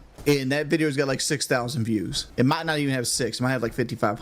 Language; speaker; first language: English; native; English